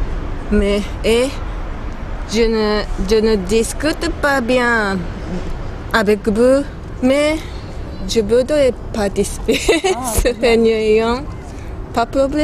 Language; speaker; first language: French; non-native, learner; Japanese